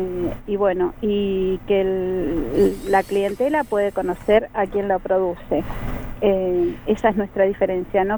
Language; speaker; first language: Spanish; native; Spanish